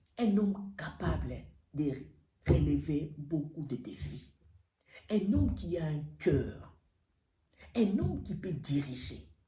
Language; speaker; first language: French; non-native, local second language; Lingala